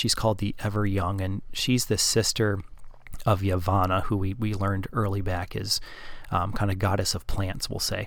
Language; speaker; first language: English; native; English